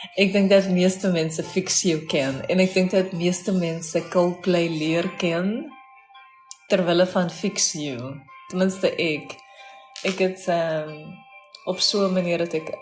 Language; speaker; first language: Dutch; non-native, fluent; Afrikaans